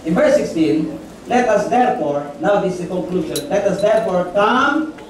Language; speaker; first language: English; non-native, local second language; Filipino